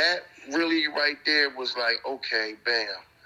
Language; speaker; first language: English; native; English